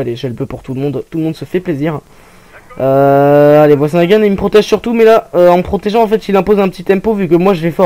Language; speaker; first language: French; native; French